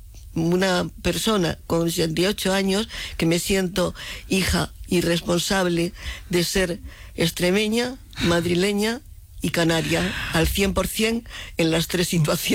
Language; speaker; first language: Spanish; native; Spanish